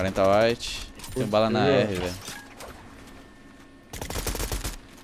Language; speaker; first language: Portuguese; native; Portuguese